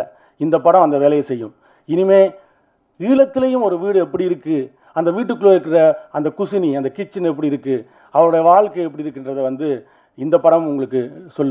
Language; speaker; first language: Tamil; native; Tamil